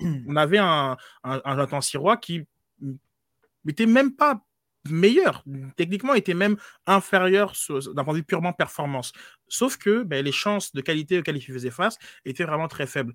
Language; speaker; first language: French; native; French